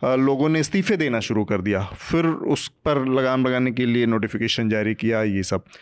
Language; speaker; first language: Hindi; native; Hindi